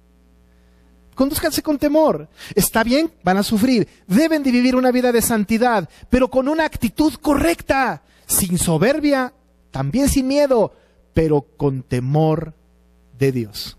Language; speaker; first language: Spanish; native; Spanish